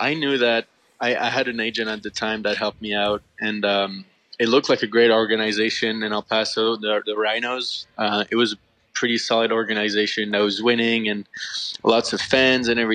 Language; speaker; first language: English; non-native, fluent; French